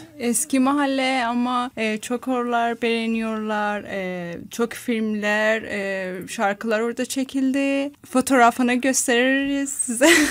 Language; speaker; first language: Turkish; non-native, learner; Persian